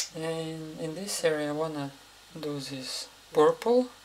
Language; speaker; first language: English; non-native, fluent; Russian